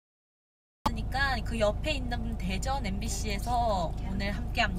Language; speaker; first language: Korean; non-native, fluent; Japanese